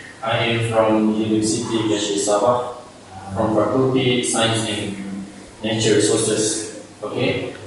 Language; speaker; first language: English; non-native, learner; Malay